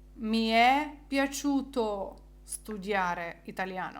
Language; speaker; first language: Italian; non-native, fluent; Ukrainian